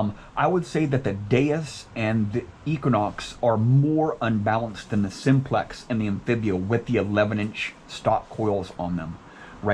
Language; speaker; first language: English; native; English